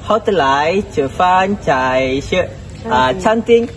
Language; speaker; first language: Chinese; non-native, learner; Malay